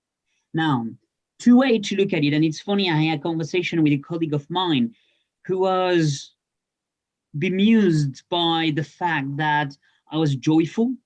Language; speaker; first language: English; non-native, fluent; French